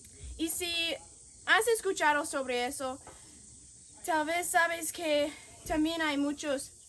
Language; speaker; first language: Spanish; non-native, fluent; English